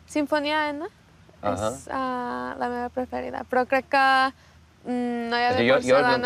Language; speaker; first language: Catalan; non-native, fluent; English